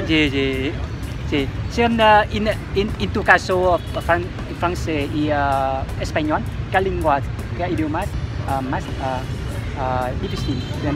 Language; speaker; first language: Spanish; non-native, learner; Vietnamese